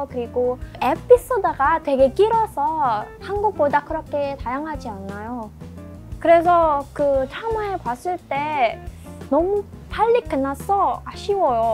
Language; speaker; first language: Korean; non-native, learner; Indonesian